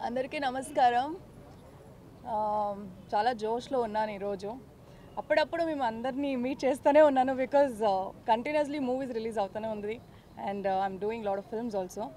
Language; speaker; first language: Telugu; non-native, fluent; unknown